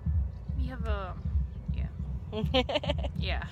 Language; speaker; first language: English; non-native, learner; Hungarian